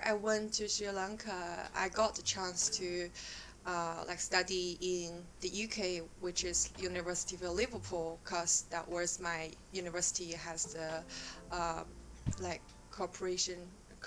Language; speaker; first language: English; non-native, fluent; Chinese